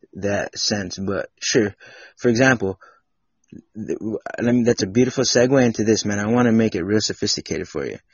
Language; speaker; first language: English; native; English